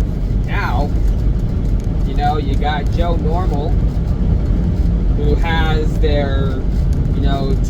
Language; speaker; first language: English; native; English